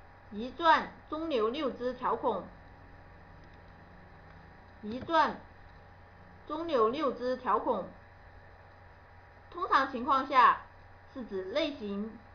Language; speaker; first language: Chinese; native; Chinese